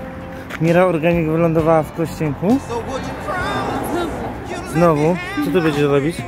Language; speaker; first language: Polish; native; Polish